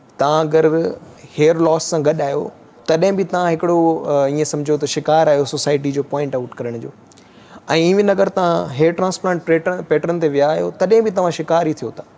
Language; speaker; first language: Sindhi; native; Sindhi